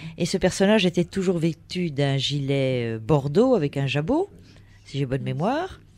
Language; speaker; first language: French; native; French